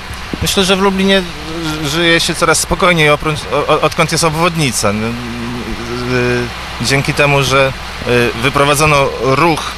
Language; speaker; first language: Polish; native; Polish